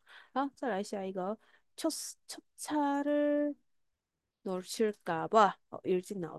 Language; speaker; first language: Korean; non-native, fluent; Chinese